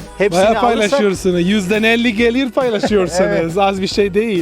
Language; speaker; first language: Turkish; non-native, learner; Italian